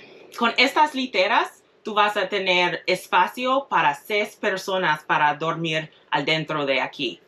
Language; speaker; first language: Spanish; non-native, fluent; English